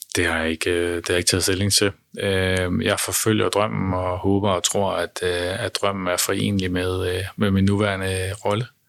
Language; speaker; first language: Danish; native; Danish